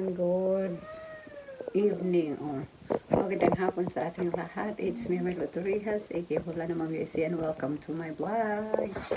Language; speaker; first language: Filipino; non-native, local second language; Cebuano